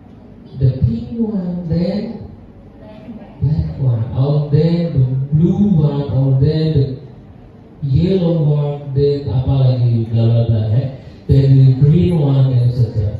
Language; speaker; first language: English; non-native, learner; Indonesian